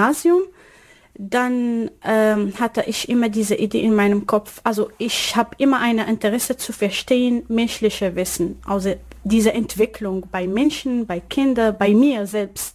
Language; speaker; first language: German; non-native, learner; Arabic